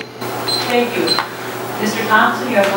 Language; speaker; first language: English; native; English